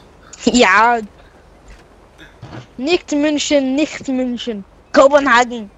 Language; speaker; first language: German; non-native, learner; Danish